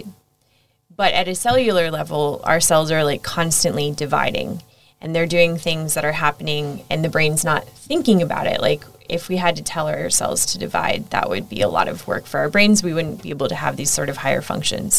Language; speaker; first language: English; native; English